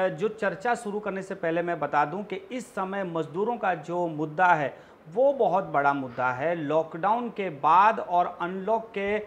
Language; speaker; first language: Hindi; non-native, local second language; Gujarati